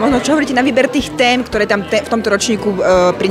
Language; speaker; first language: Slovak; native; Slovak